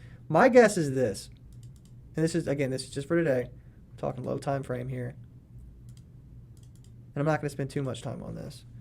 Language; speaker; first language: English; native; English